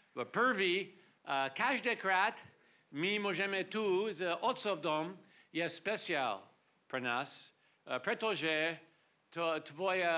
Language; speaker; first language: Slovak; non-native, learner; English